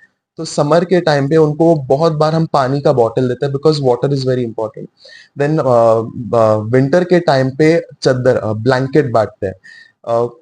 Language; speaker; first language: Hindi; native; Hindi